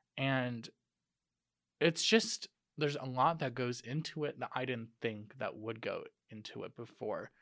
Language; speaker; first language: English; native; English